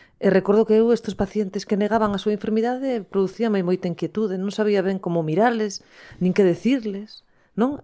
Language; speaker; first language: Galician; non-native, local second language; Spanish